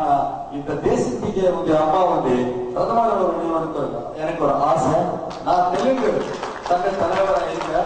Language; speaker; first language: Tamil; non-native, local second language; Telugu